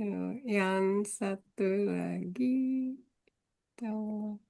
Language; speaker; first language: Indonesian; non-native, learner; Japanese